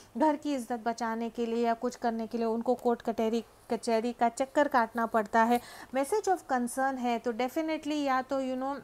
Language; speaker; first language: Hindi; native; Hindi